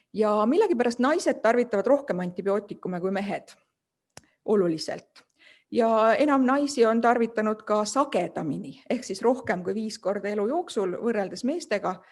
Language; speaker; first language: Estonian; native; Estonian